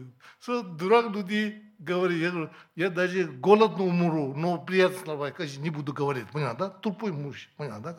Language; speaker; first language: Russian; non-native, learner; Tibetan